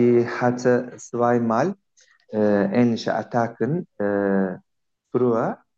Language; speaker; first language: German; non-native, learner; Turkish